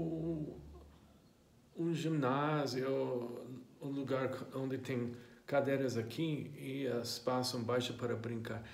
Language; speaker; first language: Portuguese; non-native, fluent; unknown